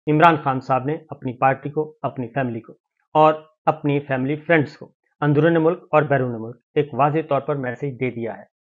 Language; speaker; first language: Urdu; native; Urdu